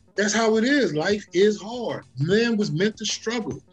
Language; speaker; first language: English; native; English